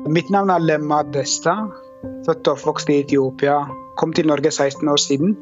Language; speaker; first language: Norwegian; non-native, fluent; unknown